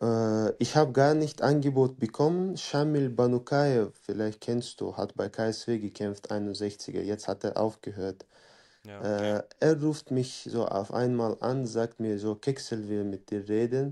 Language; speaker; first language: German; non-native, fluent; Chechen